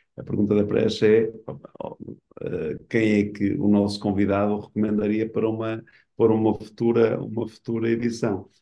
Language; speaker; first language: Portuguese; native; Portuguese